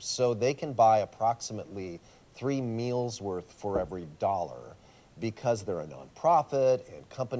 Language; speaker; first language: English; early bilingual, other home language; Swiss German